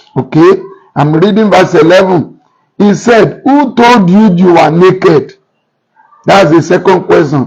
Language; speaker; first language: English; non-native, local second language; Yoruba